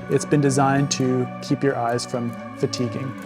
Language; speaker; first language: English; native; English